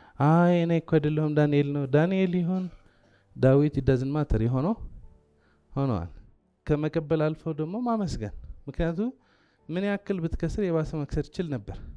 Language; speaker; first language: Amharic; non-native, local second language; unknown